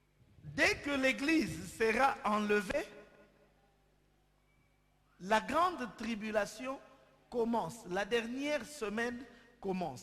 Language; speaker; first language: French; non-native, local second language; Lingala